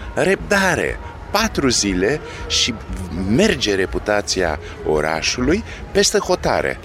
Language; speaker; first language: Romanian; non-native, fluent; Greek